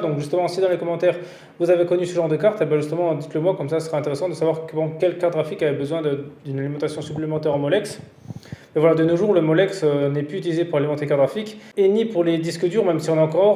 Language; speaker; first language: French; native; French